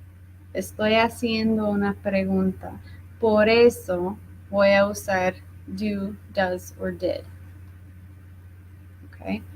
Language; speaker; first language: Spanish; non-native, fluent; English